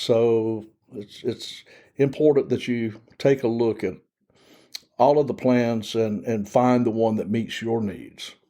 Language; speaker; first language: English; native; English